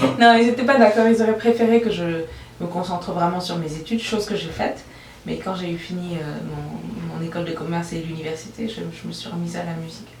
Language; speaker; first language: French; non-native, local second language; Bambara